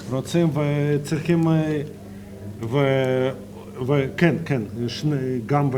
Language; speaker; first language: Hebrew; non-native, fluent; Russian